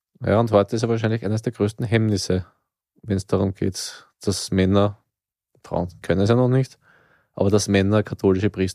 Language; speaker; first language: German; native; German